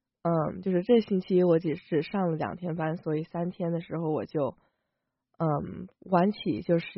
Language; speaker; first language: Chinese; early bilingual, heritage; Chinese